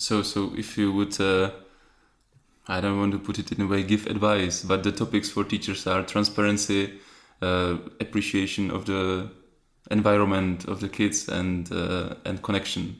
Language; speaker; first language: English; non-native, fluent; Czech